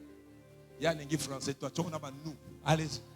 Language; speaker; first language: French; non-native, local second language; Lingala